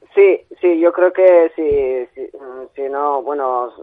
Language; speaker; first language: Spanish; non-native, learner; Arabic